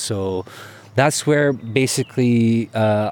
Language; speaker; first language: English; non-native, local second language; Filipino